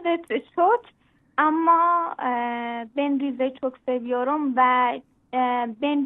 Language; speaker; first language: Turkish; non-native, learner; Persian